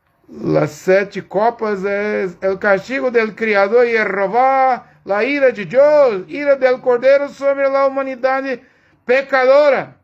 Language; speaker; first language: Spanish; non-native, learner; Portuguese